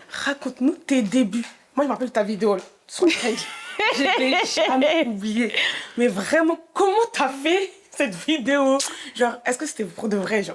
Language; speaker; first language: French; early bilingual, other home language; Haitian Creole